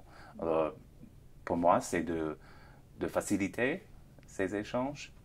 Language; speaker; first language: French; non-native, fluent; English